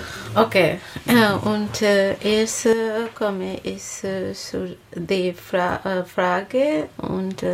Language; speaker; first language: German; non-native, learner; Bangla